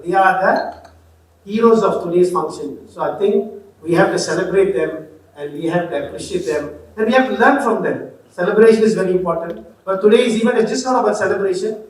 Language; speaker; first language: English; non-native, local second language; Tamil